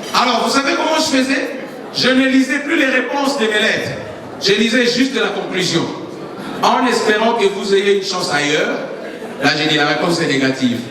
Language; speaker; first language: French; non-native, local second language; Lingala